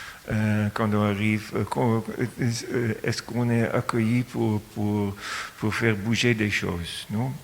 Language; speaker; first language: French; non-native, fluent; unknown